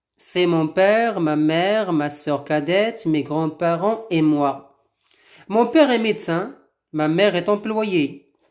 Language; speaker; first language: French; non-native, local second language; Arabic